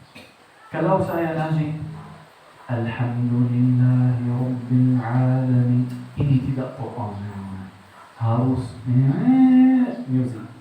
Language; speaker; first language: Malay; non-native, learner; Arabic